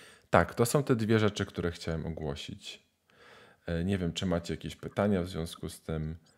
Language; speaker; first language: Polish; native; Polish